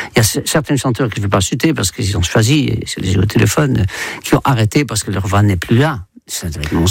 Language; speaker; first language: French; non-native, fluent; Dutch